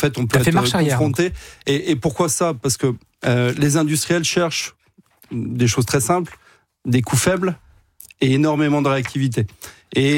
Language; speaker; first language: French; native; French